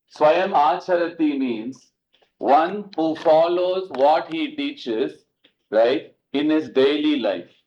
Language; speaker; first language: English; non-native, local second language; Tamil